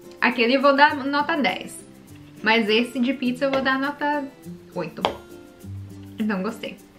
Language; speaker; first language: Portuguese; early bilingual, heritage; Portuguese